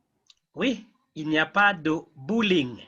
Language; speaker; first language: French; non-native, fluent; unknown